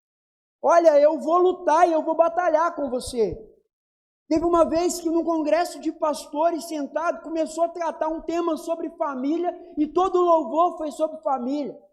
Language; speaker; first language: Portuguese; native; Portuguese